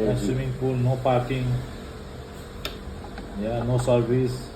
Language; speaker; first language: English; non-native, fluent; Nepali